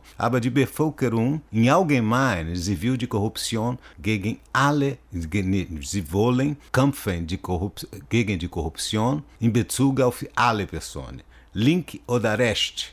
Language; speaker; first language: German; non-native, learner; Portuguese